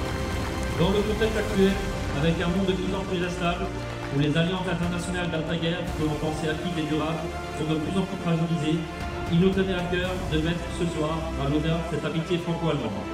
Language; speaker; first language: French; native; French